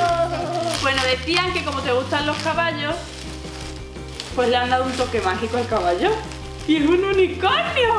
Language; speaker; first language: Spanish; native; Spanish